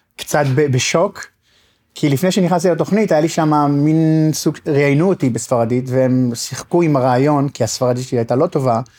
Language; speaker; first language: Hebrew; native; Hebrew